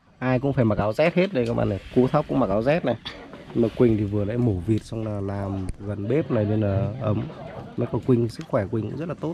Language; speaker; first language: Vietnamese; native; Vietnamese